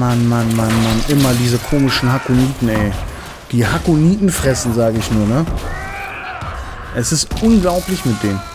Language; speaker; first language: German; native; German